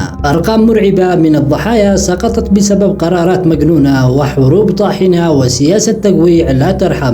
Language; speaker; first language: Arabic; native; Arabic